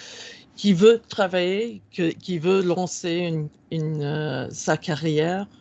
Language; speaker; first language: French; non-native, fluent; English